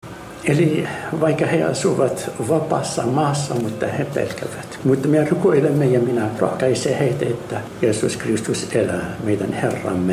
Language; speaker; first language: Finnish; non-native, fluent; Arabic